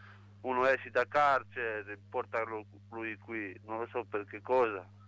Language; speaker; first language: Italian; non-native, learner; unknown